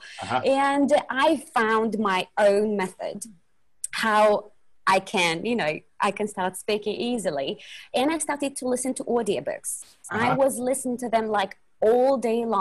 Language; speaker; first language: English; non-native, fluent; Russian